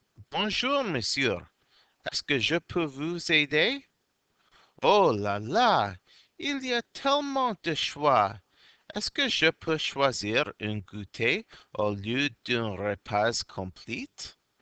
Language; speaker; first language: French; non-native, fluent; English